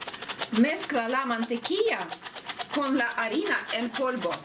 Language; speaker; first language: Spanish; non-native, learner; Russian